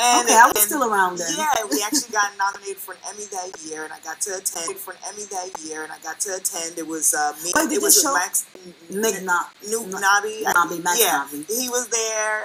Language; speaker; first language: English; native; English